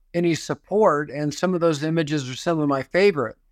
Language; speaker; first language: English; native; English